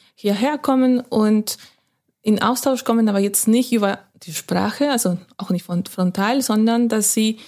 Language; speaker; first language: German; non-native, fluent; Spanish